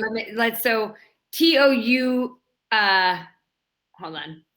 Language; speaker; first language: French; non-native, learner; English